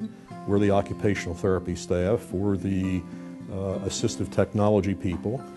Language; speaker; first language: English; native; English